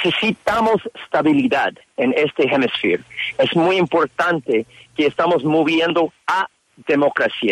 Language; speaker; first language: Spanish; non-native, learner; English